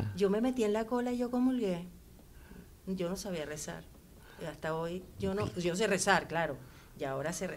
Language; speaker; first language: Spanish; native; Spanish